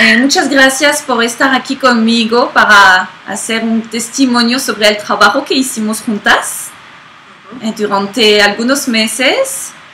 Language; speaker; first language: Spanish; non-native, fluent; French